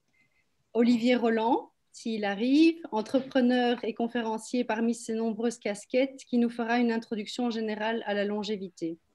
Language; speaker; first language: French; native; French